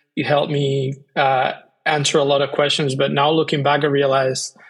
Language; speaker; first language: English; non-native, fluent; Spanish